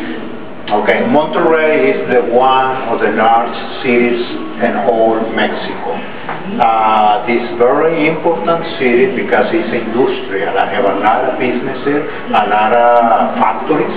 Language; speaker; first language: English; non-native, learner; Spanish